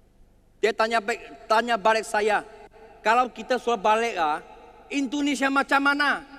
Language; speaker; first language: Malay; non-native, learner; Chinese